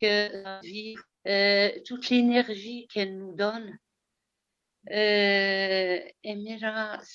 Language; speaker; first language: French; early bilingual, heritage; Arabic